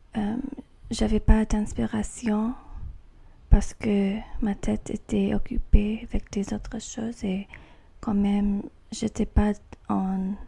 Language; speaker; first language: French; non-native, learner; English